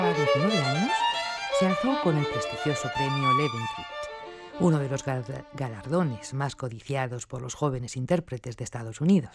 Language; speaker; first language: Spanish; native; Spanish